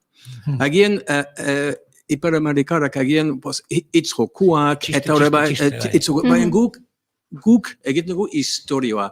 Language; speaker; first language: Basque; non-native, learner; English